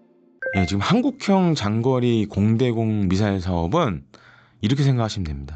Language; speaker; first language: Korean; native; Korean